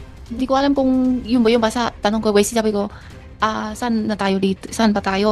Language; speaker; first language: Filipino; non-native, learner; Chinese